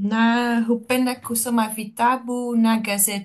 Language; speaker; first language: Swahili; non-native, learner; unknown